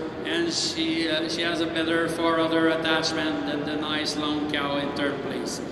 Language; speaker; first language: English; non-native, learner; French